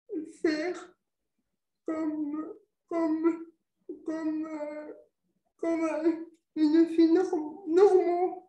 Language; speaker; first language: French; non-native, local second language; Arabic